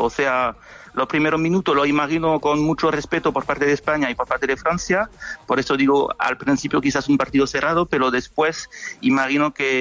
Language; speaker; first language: Spanish; non-native, fluent; French